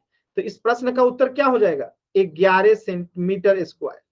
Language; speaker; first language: Hindi; native; Hindi